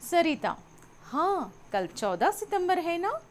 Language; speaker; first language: Hindi; non-native, local second language; Telugu